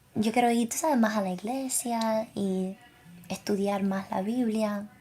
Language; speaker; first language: Spanish; early bilingual, other home language; English